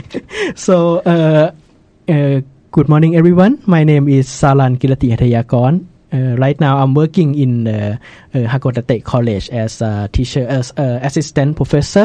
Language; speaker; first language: English; non-native, fluent; Thai